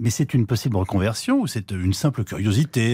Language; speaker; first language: French; native; French